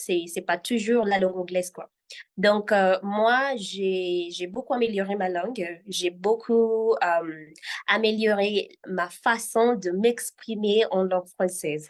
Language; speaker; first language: French; non-native, fluent; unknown